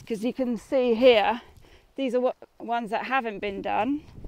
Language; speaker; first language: English; native; English